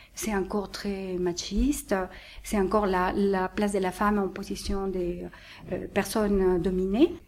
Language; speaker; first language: French; non-native, fluent; Spanish